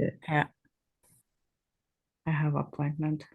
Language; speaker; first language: English; non-native, learner; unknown